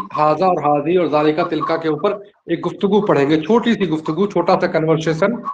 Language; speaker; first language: Urdu; native; Urdu